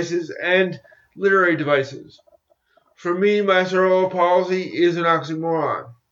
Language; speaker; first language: English; native; English